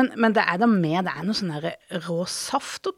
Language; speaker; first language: Norwegian; native; Norwegian